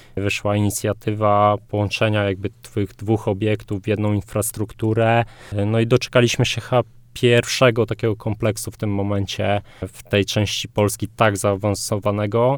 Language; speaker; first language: Polish; native; Polish